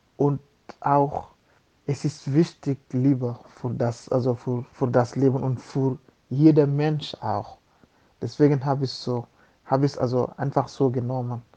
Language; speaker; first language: German; non-native, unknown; Wolof